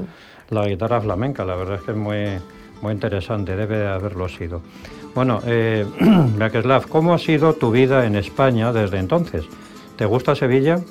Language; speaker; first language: Spanish; native; Spanish